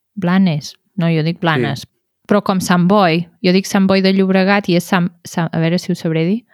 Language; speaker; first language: Catalan; native; Catalan